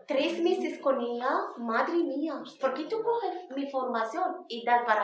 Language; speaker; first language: Spanish; non-native, learner; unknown